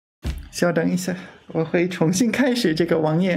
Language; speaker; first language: Chinese; non-native, learner; English